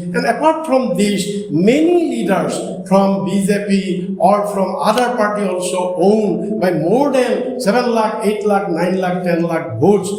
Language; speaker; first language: English; non-native, local second language; Assamese